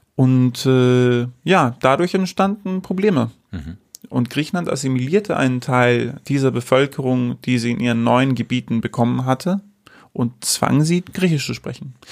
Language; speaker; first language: German; non-native, fluent; Greek